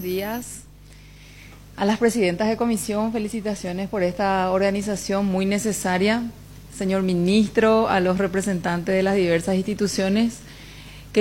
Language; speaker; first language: Spanish; native; Spanish